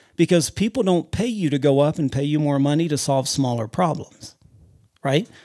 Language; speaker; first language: English; native; English